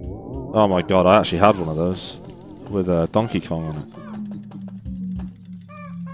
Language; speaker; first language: English; native; English